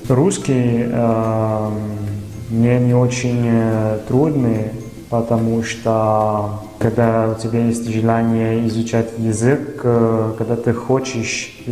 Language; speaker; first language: Russian; non-native, fluent; Italian